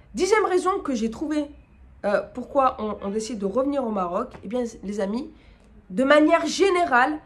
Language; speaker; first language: French; native; French